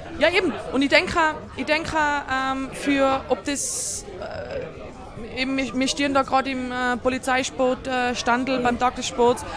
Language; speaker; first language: German; native; German